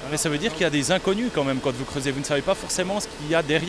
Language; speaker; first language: French; native; French